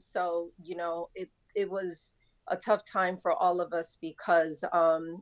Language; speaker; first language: English; native; English